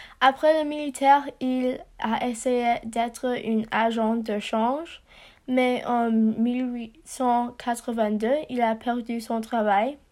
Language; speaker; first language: French; non-native, learner; English